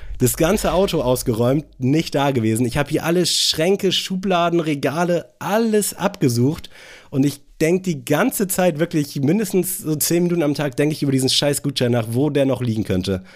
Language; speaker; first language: German; native; German